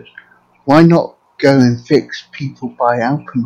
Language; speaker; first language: English; native; English